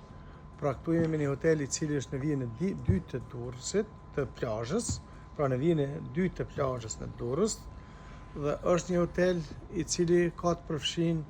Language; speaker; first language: Albanian; native; Albanian